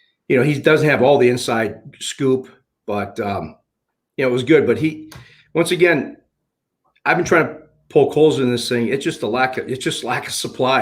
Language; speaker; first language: English; native; English